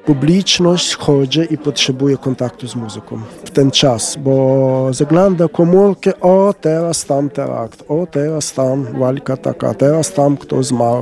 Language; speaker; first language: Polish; non-native, learner; Ukrainian